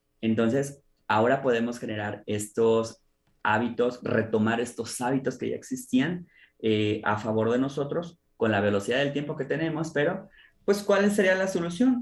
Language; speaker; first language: Spanish; native; Spanish